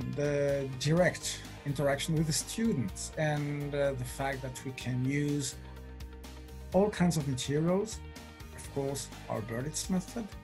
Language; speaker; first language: English; non-native, fluent; French